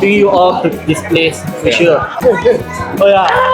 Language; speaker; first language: English; non-native, learner; Indonesian